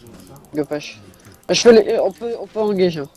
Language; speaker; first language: French; native; French